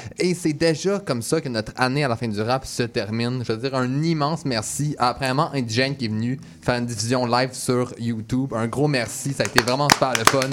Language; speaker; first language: French; native; French